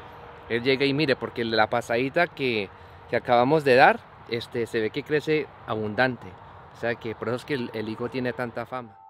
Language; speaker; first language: Spanish; native; Spanish